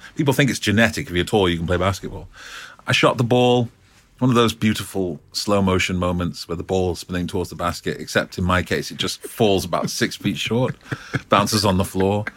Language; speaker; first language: English; native; English